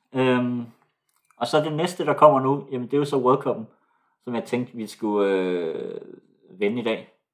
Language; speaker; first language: Danish; native; Danish